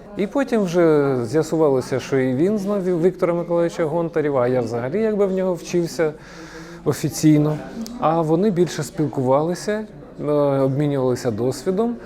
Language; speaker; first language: Ukrainian; native; Ukrainian